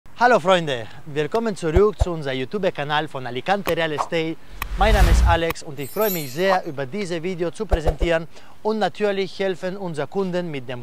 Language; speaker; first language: German; non-native, fluent; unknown